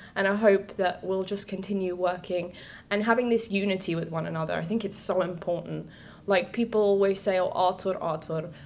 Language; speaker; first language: English; native; English